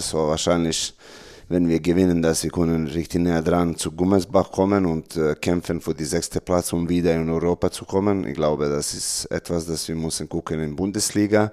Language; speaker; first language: German; non-native, learner; Serbian